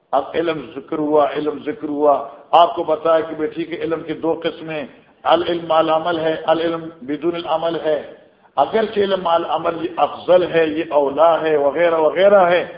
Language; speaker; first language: Urdu; non-native, local second language; Northern Hindko